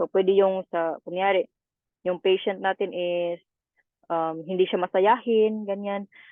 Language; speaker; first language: Filipino; native; Filipino